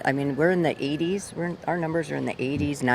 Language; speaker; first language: English; native; English